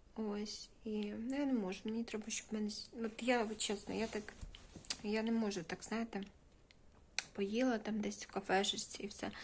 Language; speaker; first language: Ukrainian; non-native, local second language; Russian